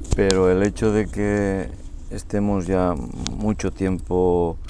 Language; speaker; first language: Spanish; non-native, local second language; Catalan